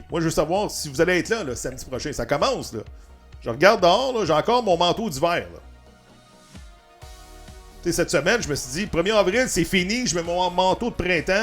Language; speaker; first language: French; native; French